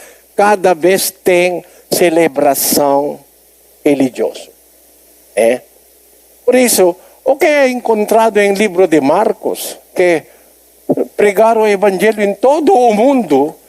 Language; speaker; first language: Portuguese; non-native, learner; Filipino